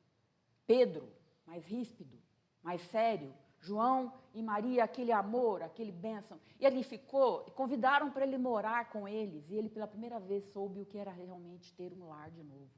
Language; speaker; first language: Portuguese; native; Portuguese